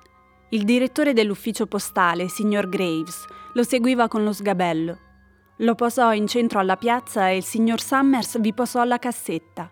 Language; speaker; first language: Italian; native; Italian